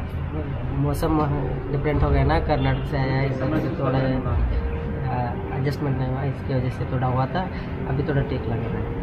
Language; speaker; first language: Hindi; non-native, local second language; Kannada